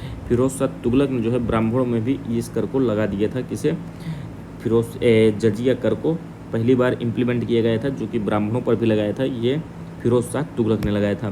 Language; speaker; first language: Hindi; native; Hindi